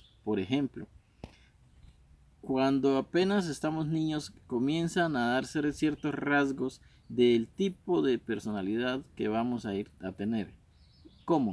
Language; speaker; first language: Spanish; native; Spanish